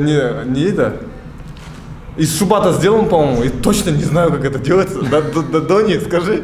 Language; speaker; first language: Russian; native; Russian